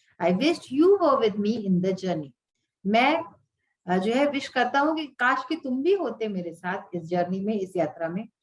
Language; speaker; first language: Hindi; native; Hindi